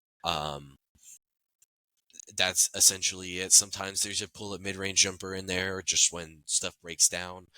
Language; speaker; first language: English; native; English